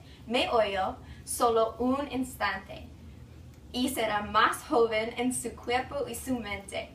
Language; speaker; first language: Spanish; non-native, learner; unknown